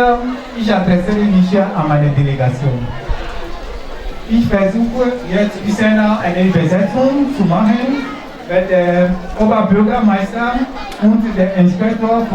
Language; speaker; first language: German; non-native, fluent; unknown